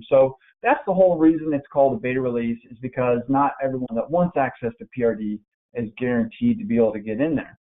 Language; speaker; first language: English; native; English